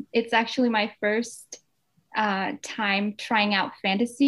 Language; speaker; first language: English; non-native, fluent; Danish